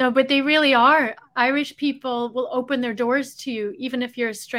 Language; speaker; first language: English; native; English